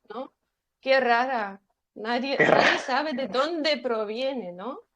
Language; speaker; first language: Spanish; non-native, fluent; Russian